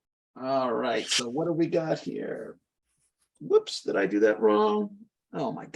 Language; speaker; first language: English; native; English